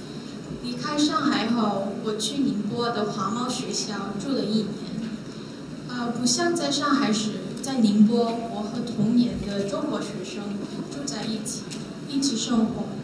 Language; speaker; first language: Chinese; non-native, learner; Korean